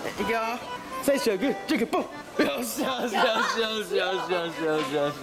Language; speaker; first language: Japanese; native; Japanese